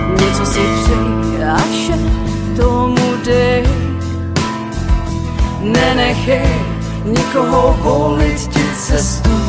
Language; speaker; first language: Czech; native; Czech